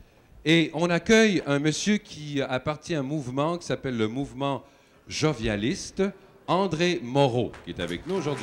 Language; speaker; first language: French; native; French